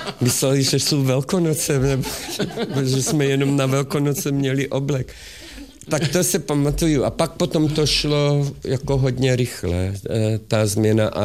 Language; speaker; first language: Czech; non-native, local second language; Hungarian